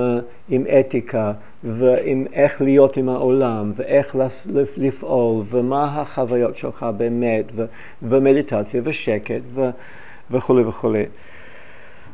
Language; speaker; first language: Hebrew; non-native, fluent; English